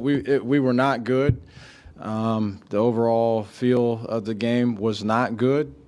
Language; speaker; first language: English; native; English